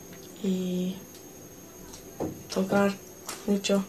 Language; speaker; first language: Spanish; non-native, learner; English